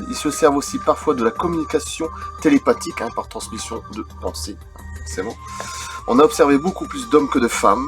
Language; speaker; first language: French; native; French